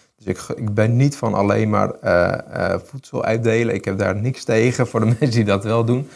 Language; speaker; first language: Dutch; early bilingual, other home language; Armenian